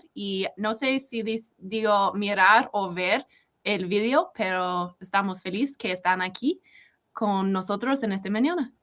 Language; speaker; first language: Spanish; non-native, learner; English